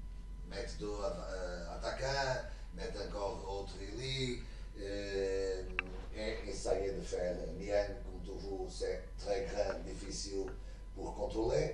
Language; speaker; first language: French; non-native, learner; Portuguese